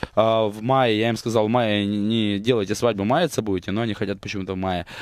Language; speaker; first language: Russian; native; Russian